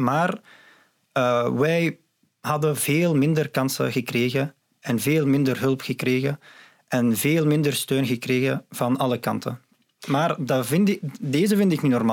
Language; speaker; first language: Dutch; non-native, fluent; Arabic